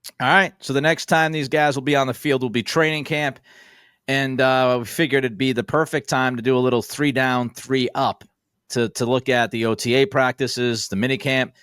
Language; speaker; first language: English; native; English